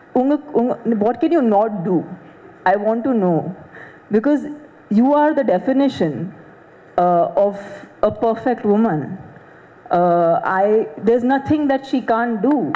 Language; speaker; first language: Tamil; non-native, learner; Hindi